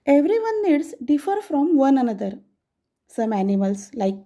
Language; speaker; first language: English; non-native, local second language; Marathi